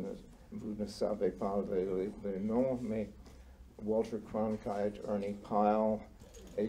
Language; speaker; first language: French; non-native, learner; English